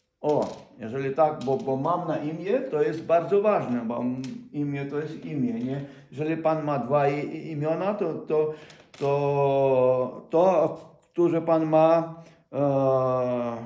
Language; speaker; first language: Polish; non-native, fluent; Ukrainian